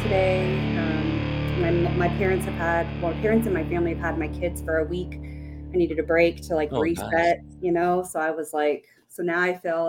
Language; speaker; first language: English; native; English